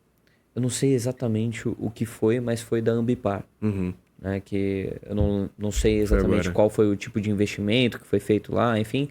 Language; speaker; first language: Portuguese; native; Portuguese